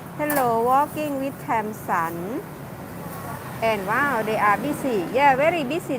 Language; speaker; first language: English; non-native, learner; Thai